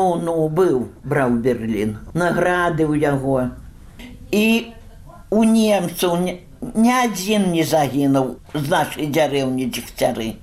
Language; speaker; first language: Belarusian; native; Belarusian